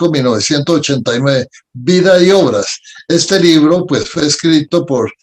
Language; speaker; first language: Spanish; native; Spanish